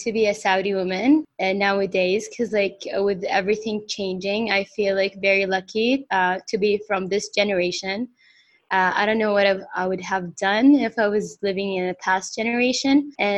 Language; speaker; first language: English; non-native, fluent; Arabic